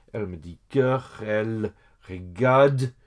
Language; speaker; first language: French; non-native, fluent; English